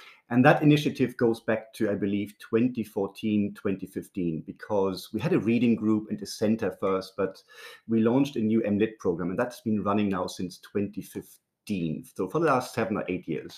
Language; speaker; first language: English; non-native, fluent; German